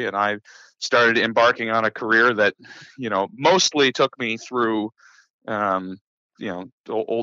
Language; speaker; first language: English; native; English